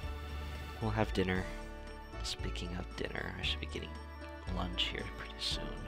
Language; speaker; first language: English; native; English